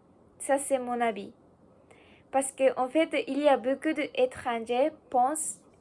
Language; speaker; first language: French; non-native, learner; Japanese